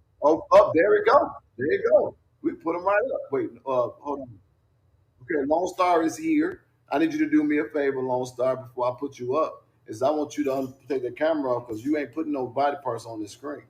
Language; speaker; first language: English; native; English